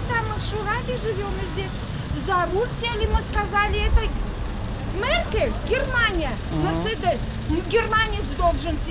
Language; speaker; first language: Russian; non-native, local second language; Tajik